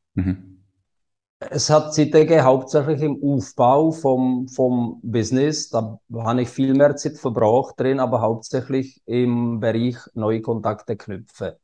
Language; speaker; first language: German; non-native, fluent; Czech